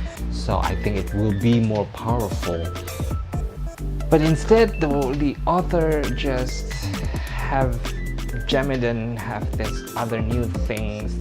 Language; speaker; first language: English; non-native, fluent; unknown